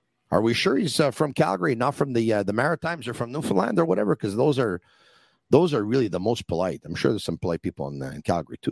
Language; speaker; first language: English; early bilingual, other home language; Italian